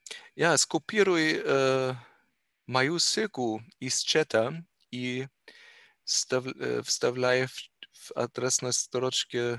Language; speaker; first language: Russian; non-native, learner; German